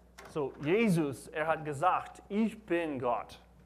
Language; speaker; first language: German; non-native, learner; English